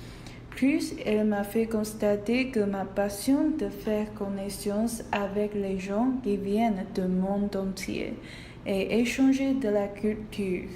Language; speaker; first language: French; non-native, learner; Chinese